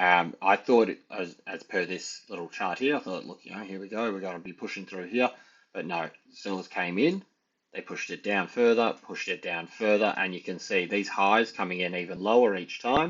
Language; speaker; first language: English; native; English